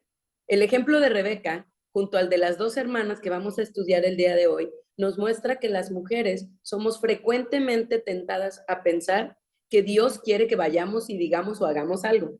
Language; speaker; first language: Spanish; native; Spanish